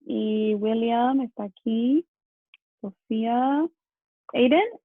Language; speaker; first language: Spanish; early bilingual, other home language; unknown